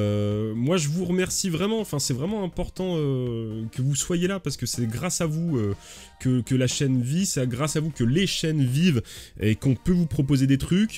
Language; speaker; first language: French; native; French